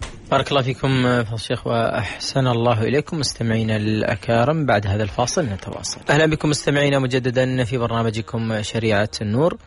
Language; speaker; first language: Arabic; native; Arabic